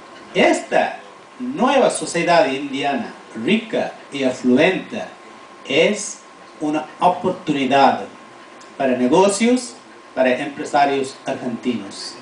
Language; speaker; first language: Spanish; non-native, fluent; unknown